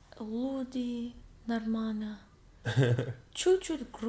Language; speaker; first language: Russian; non-native, learner; English